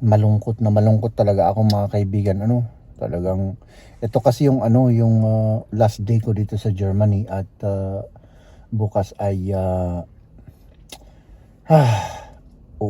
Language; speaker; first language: Filipino; native; Filipino